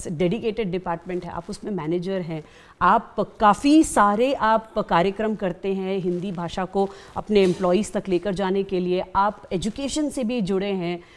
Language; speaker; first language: Hindi; native; Hindi